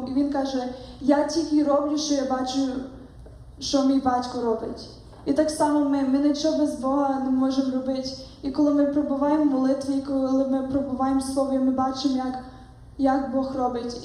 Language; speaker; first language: Ukrainian; early bilingual, heritage; Ukrainian